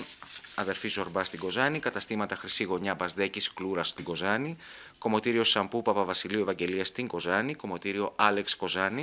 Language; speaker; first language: Greek; native; Greek